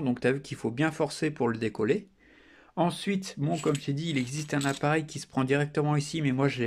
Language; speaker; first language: French; native; French